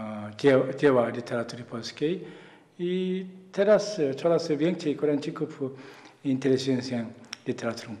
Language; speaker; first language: Polish; non-native, fluent; Korean